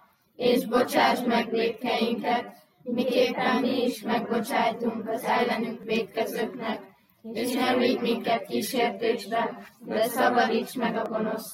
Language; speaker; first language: Hungarian; native; Hungarian